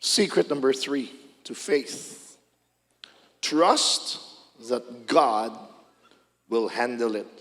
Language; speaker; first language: English; non-native, local second language; Filipino